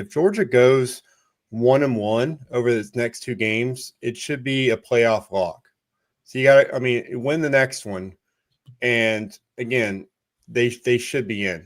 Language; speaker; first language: English; native; English